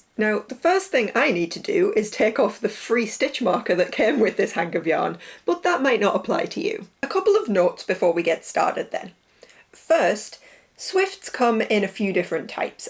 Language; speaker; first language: English; native; English